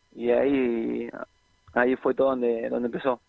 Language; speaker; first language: Spanish; native; Spanish